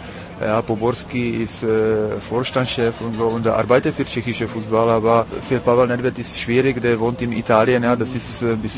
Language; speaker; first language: German; non-native, fluent; Czech